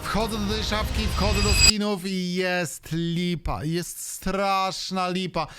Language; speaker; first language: Polish; native; Polish